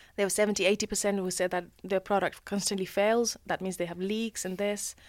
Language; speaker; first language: English; non-native, local second language; Nepali